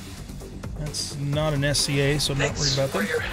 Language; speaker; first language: English; native; English